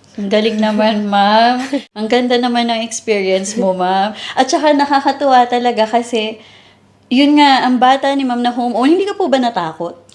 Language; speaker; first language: Filipino; native; Filipino